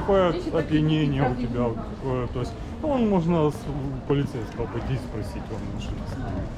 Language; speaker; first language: Russian; native; Russian